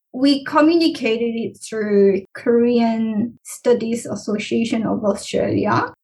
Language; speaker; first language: English; non-native, fluent; Korean